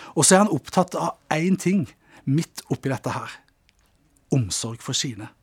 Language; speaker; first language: Norwegian; native; Norwegian